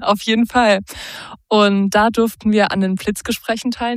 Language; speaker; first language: German; native; German